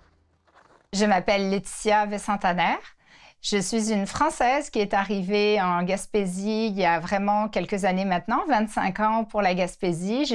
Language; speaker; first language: French; native; French